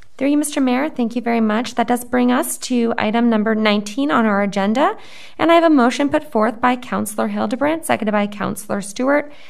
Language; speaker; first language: English; native; English